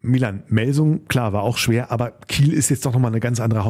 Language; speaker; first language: German; native; German